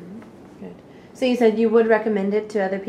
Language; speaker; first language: English; non-native, fluent; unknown